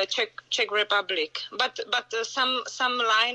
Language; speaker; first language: English; non-native, learner; Czech